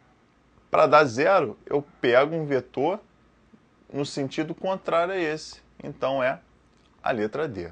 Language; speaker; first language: Portuguese; native; Portuguese